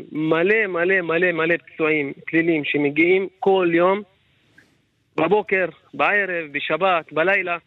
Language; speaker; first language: Hebrew; non-native, local second language; Arabic